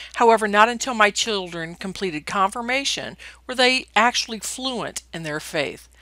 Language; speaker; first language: English; native; English